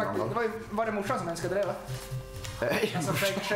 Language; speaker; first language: Swedish; native; Swedish